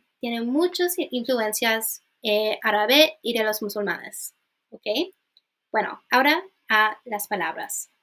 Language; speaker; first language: Spanish; non-native, fluent; English